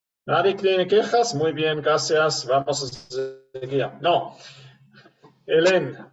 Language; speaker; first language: Spanish; non-native, fluent; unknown